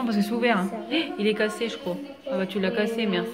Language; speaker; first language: French; native; French